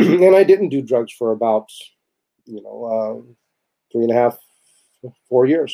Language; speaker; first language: English; native; English